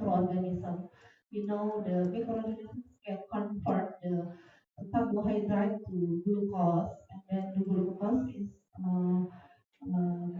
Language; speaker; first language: English; non-native, learner; Indonesian